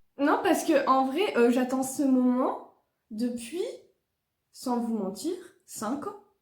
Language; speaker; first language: French; native; French